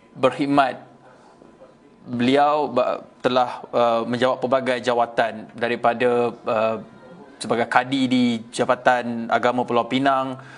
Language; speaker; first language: Malay; native; Malay